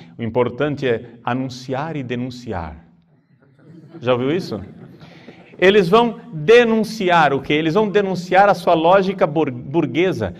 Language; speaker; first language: Portuguese; native; Portuguese